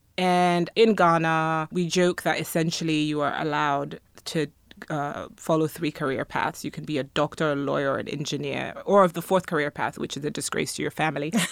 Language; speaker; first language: English; non-native, local second language; Akan